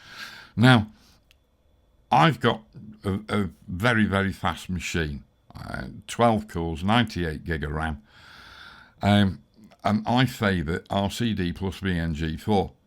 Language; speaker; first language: English; native; English